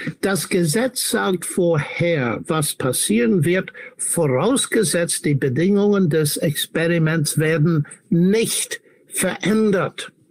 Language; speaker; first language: German; non-native, fluent; English